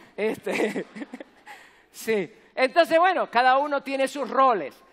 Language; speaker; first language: Spanish; native; Spanish